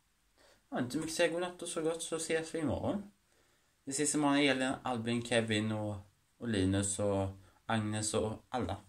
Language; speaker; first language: Swedish; native; Swedish